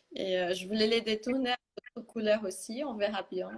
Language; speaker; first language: French; non-native, fluent; Portuguese